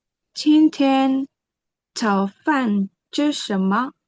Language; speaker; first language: Chinese; non-native, learner; Indonesian